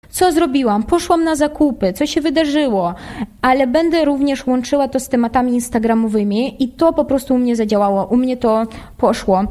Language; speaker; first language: Polish; non-native, fluent; Russian